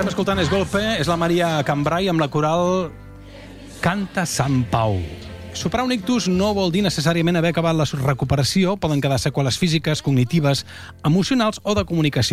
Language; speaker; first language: Catalan; native; Catalan